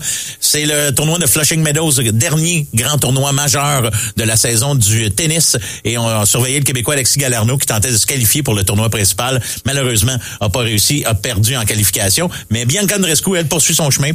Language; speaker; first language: French; native; French